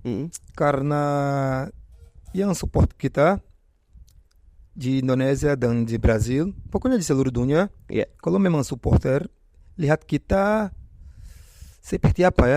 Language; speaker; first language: Indonesian; non-native, fluent; Portuguese